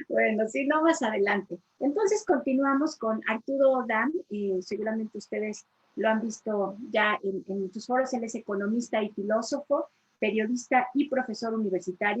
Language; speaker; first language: Spanish; native; Spanish